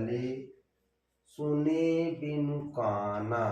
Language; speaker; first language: Hindi; native; Hindi